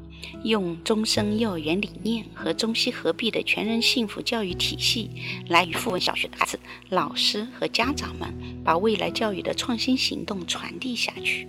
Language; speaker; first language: Chinese; native; Chinese